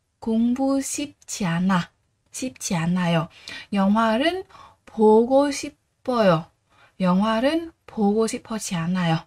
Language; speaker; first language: Korean; non-native, fluent; Vietnamese